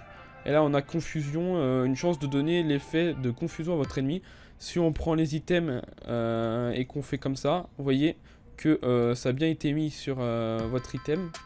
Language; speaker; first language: French; native; French